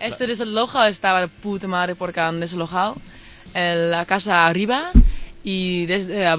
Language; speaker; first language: Spanish; non-native, fluent; Dutch